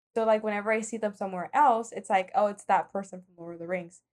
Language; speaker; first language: English; non-native, fluent; Spanish